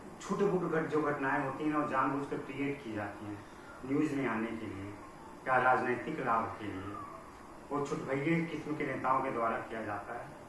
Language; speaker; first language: Hindi; native; Hindi